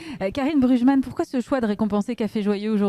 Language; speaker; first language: French; native; French